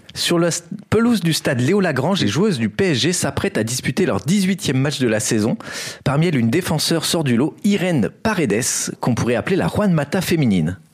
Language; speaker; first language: French; native; French